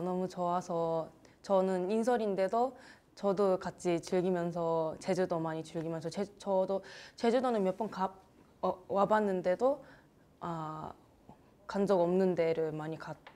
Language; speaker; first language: Korean; early bilingual, heritage; Japanese